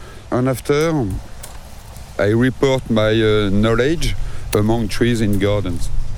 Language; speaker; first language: English; non-native, learner; French